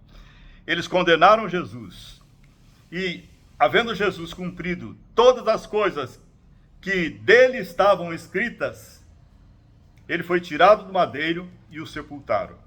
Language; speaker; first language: Portuguese; native; Portuguese